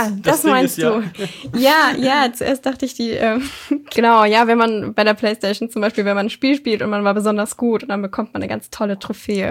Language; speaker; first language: German; native; German